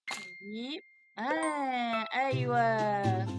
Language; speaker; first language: Arabic; non-native, learner; Malay